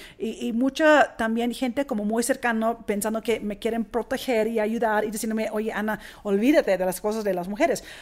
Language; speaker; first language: Spanish; non-native, fluent; English